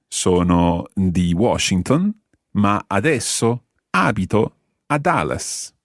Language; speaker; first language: Italian; non-native, fluent; English